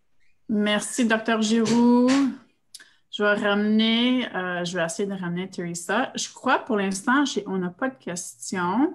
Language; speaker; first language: French; native; French